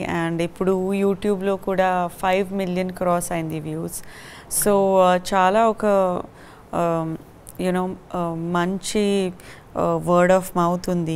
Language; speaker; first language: Telugu; non-native, fluent; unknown